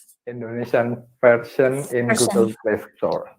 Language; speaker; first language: English; non-native, learner; Indonesian